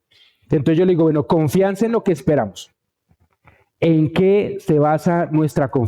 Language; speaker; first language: Spanish; native; Spanish